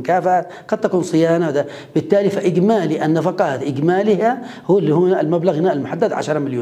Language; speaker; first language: Arabic; native; Arabic